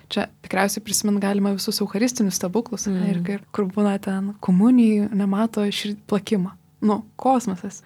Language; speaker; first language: Lithuanian; native; Lithuanian